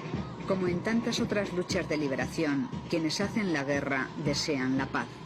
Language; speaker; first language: Spanish; native; Spanish